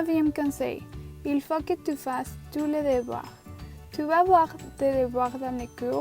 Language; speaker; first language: French; non-native, learner; Spanish